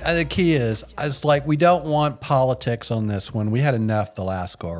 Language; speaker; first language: English; native; English